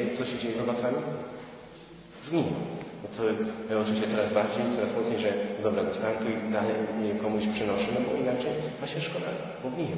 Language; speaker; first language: Polish; native; Polish